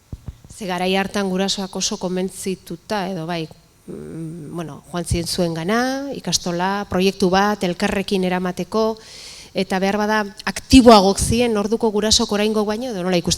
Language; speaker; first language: Basque; native; Basque